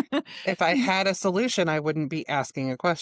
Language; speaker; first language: English; native; English